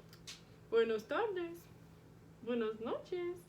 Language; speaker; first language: Spanish; non-native, fluent; English